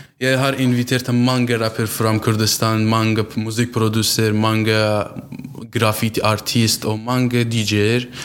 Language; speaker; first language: Norwegian; non-native, fluent; Persian